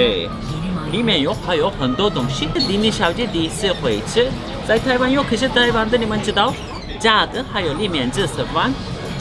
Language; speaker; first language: Chinese; non-native, learner; Turkish